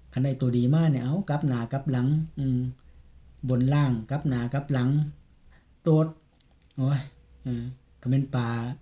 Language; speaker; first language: Thai; native; Thai